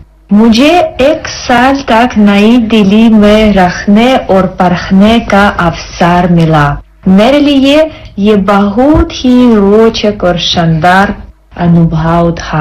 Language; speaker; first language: Hindi; non-native, learner; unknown